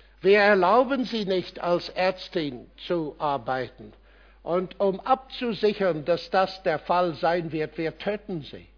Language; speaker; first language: German; non-native, fluent; English